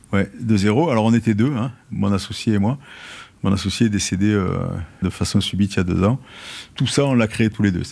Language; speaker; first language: French; native; French